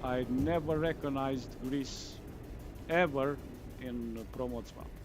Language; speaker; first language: English; non-native, fluent; Romanian